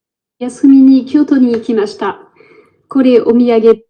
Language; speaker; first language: Japanese; non-native, learner; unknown